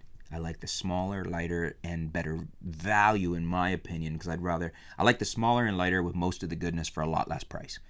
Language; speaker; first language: English; native; English